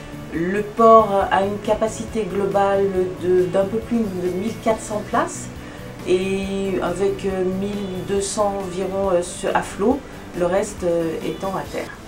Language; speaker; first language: French; native; French